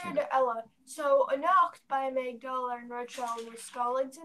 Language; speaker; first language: Irish; non-native, learner; English